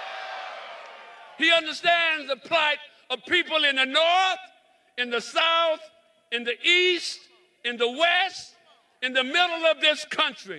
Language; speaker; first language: English; native; English